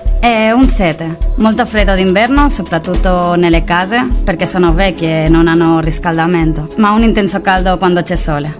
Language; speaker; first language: Italian; non-native, learner; Spanish